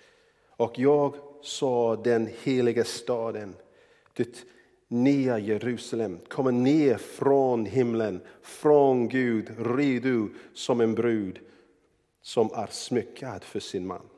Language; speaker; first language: Swedish; non-native, fluent; English